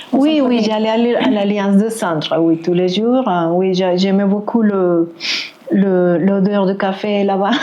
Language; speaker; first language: French; non-native, fluent; Spanish